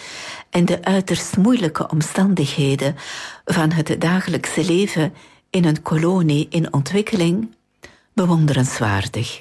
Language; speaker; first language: Dutch; native; Dutch